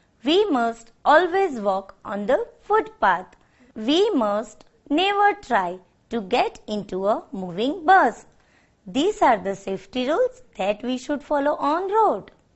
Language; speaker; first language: English; non-native, local second language; Gujarati